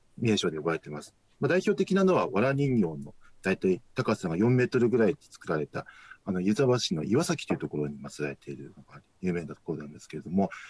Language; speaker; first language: Japanese; native; Japanese